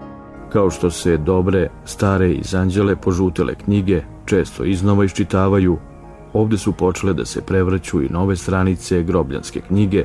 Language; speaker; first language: Bosnian; native; Bosnian